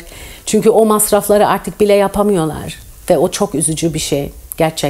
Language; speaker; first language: Turkish; early bilingual, heritage; Turkish